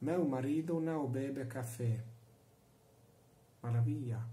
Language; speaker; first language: Portuguese; non-native, learner; Hungarian